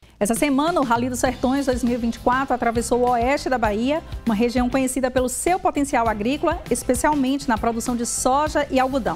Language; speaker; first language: Portuguese; native; Portuguese